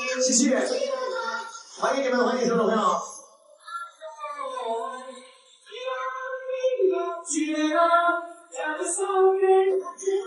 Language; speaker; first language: Chinese; native; Chinese